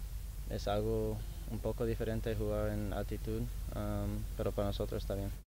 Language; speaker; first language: Spanish; non-native, learner; English